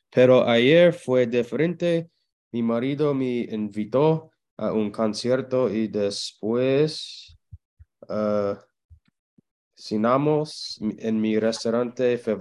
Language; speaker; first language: Spanish; non-native, learner; English